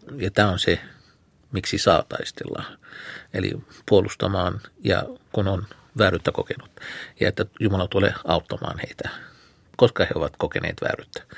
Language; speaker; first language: Finnish; non-native, fluent; Arabic